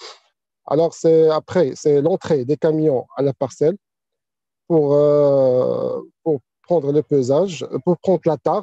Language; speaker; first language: French; non-native, local second language; Arabic